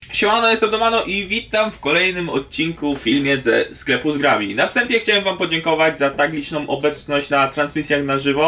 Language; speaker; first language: Polish; native; Polish